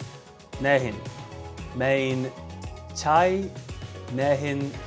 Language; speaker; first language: Hindi; non-native, learner; English